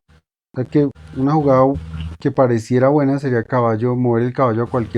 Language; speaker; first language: Spanish; native; Spanish